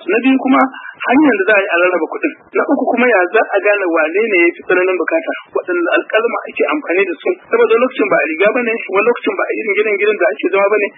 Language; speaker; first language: Hausa; native; Hausa